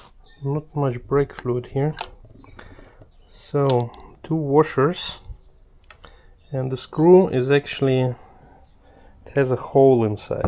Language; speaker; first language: English; non-native, fluent; German